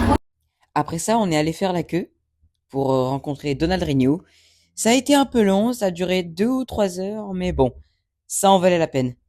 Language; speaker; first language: French; native; French